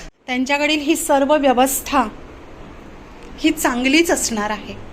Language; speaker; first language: Marathi; native; Marathi